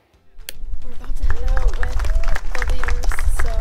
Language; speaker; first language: English; native; English